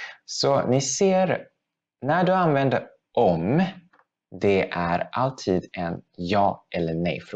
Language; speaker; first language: Swedish; non-native, fluent; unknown